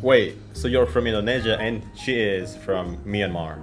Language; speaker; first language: English; non-native, local second language; Filipino